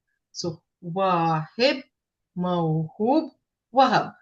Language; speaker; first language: Arabic; non-native, fluent; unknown